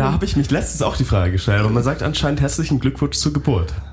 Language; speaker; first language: German; native; German